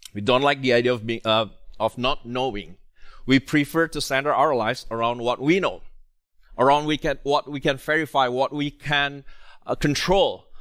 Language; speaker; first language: English; non-native, fluent; Indonesian